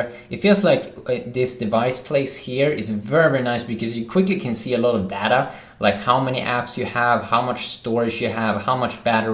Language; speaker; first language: English; non-native, fluent; Swedish